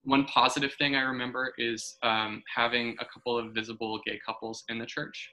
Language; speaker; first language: English; native; English